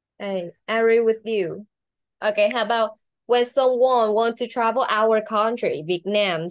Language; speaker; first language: English; non-native, learner; Vietnamese